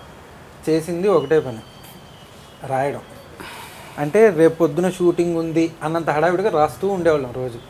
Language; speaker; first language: Telugu; native; Telugu